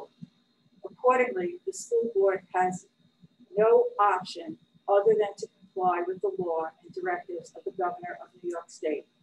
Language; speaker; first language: English; native; English